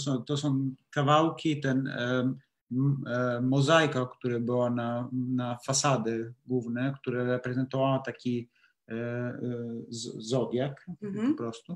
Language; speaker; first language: Polish; non-native, learner; Italian